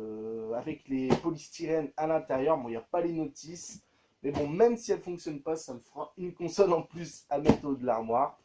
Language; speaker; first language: French; native; French